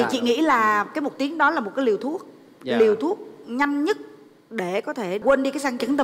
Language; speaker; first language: Vietnamese; native; Vietnamese